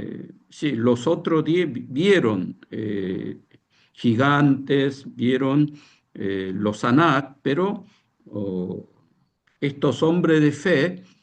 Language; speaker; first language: Spanish; non-native, fluent; Korean